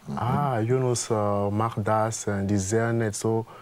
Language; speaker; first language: German; non-native, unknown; French